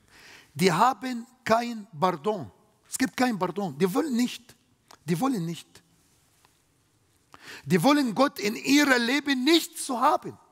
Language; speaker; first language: German; non-native, fluent; Arabic